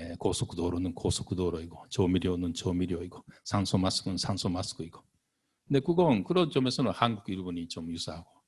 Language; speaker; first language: Korean; non-native, fluent; Japanese